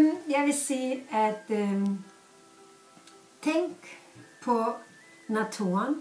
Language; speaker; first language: Danish; non-native, fluent; Icelandic